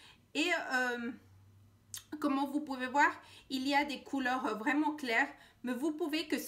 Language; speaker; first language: French; non-native, fluent; Spanish